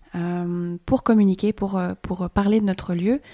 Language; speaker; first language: French; native; French